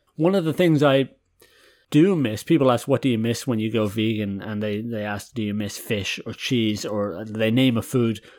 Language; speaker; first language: English; native; English